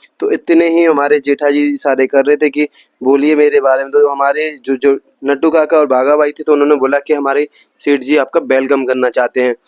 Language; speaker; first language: Hindi; native; Hindi